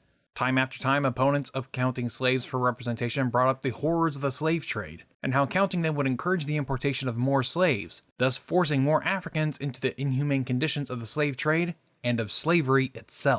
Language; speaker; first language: English; native; English